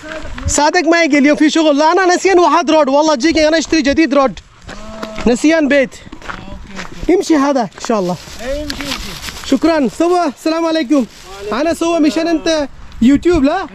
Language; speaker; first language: Arabic; non-native, learner; Bangla